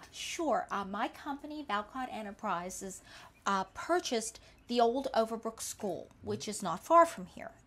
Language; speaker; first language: English; native; English